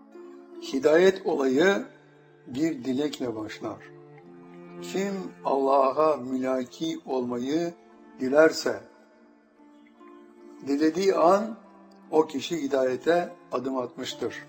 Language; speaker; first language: Turkish; native; Turkish